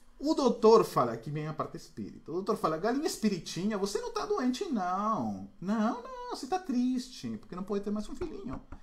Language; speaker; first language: Portuguese; non-native, fluent; Spanish